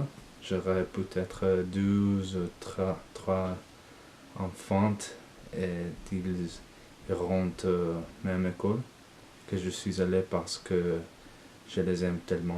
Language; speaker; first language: French; non-native, learner; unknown